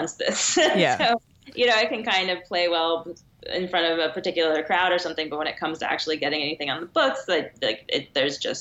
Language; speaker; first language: English; native; English